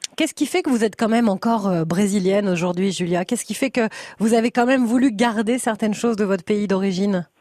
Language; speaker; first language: French; native; French